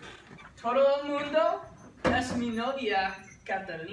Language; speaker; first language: Spanish; non-native, learner; English